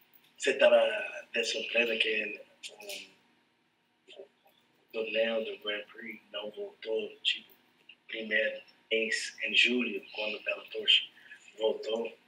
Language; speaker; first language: Portuguese; non-native, fluent; English